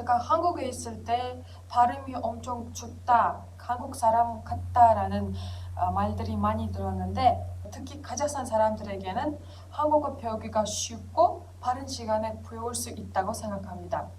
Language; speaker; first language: Korean; non-native, fluent; Kazakh